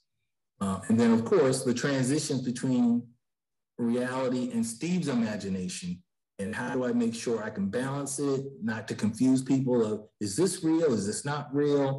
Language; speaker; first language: English; native; English